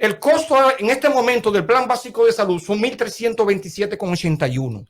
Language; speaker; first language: Spanish; native; Spanish